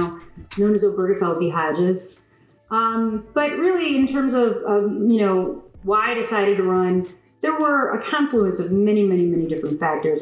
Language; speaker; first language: English; native; English